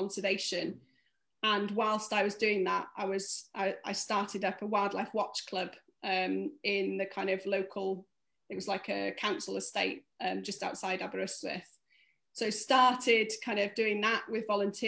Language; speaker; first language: English; native; English